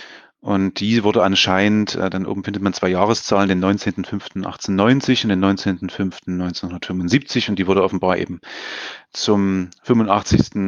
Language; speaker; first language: German; native; German